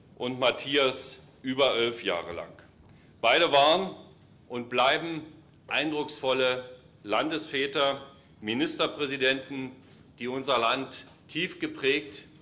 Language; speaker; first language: German; native; German